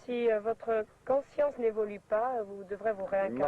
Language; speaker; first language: French; native; French